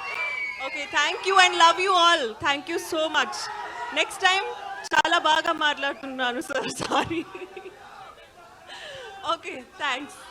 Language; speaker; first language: Telugu; non-native, learner; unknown